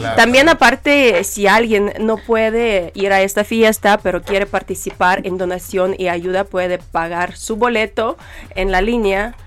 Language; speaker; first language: Spanish; non-native, fluent; Ukrainian